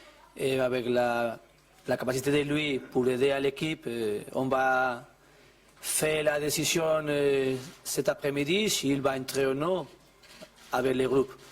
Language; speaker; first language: French; non-native, learner; Spanish